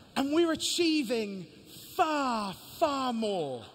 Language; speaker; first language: English; native; English